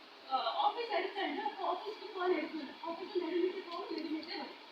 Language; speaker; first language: Malayalam; non-native, learner; Kannada